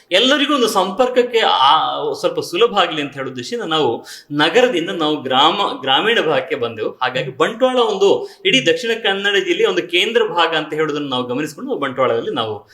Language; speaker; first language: Kannada; native; Kannada